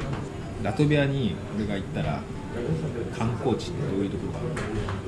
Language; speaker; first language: Japanese; native; Japanese